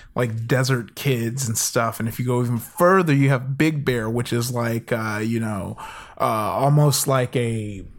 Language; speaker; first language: English; native; English